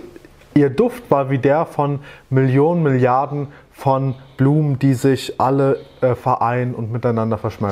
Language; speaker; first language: German; native; German